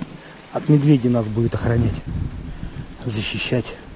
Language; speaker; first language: Russian; native; Russian